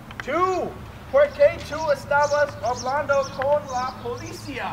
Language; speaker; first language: Spanish; non-native, learner; English